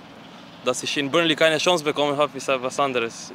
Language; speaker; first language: German; non-native, fluent; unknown